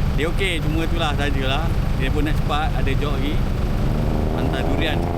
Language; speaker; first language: Malay; native; Malay